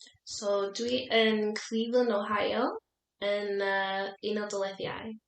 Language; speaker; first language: Welsh; non-native, learner; English